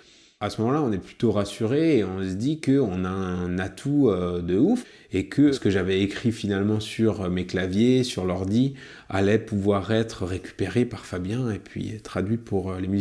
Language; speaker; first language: French; native; French